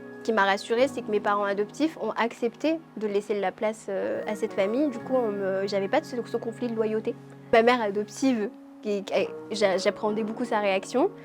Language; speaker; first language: French; early bilingual, other home language; Amharic